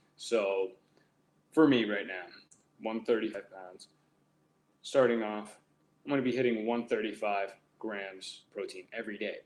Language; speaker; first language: English; native; English